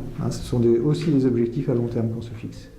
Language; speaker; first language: French; native; French